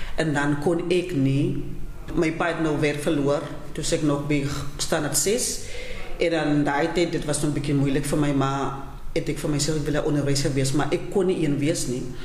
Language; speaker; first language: Afrikaans; non-native, local second language; Southern Sotho